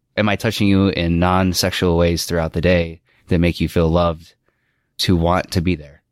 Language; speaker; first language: English; native; English